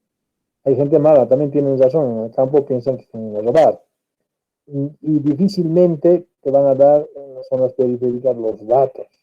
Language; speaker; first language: Spanish; native; Spanish